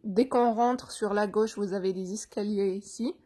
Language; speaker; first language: French; non-native, local second language; Arabic